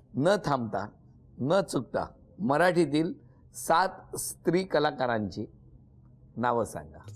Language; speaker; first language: Marathi; native; Marathi